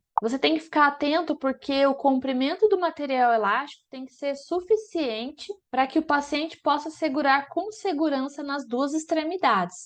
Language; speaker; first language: Portuguese; native; Portuguese